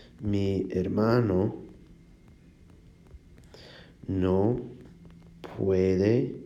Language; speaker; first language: Spanish; non-native, fluent; English